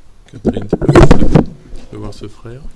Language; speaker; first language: French; native; French